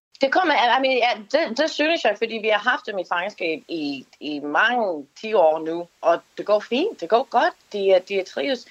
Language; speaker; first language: Danish; non-native, fluent; English